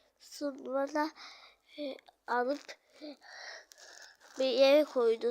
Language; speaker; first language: Turkish; early bilingual, other home language; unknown